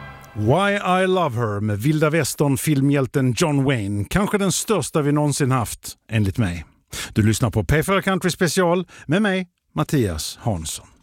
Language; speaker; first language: Swedish; native; Swedish